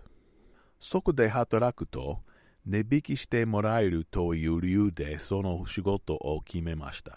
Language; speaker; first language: Japanese; non-native, learner; English